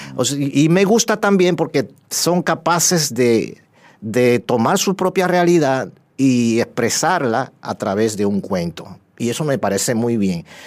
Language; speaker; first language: Spanish; native; Spanish